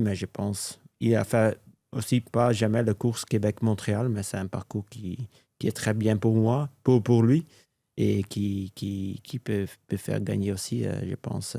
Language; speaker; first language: French; non-native, local second language; Dutch